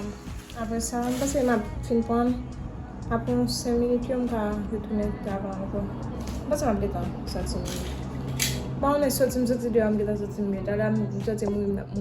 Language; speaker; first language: French; non-native, learner; Haitian Creole